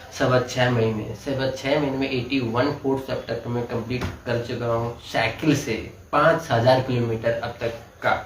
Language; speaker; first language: Hindi; native; Hindi